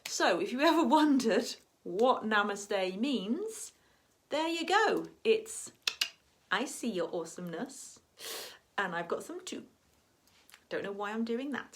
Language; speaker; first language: English; native; English